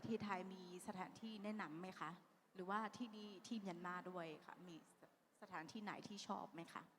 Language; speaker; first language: Thai; non-native, fluent; Burmese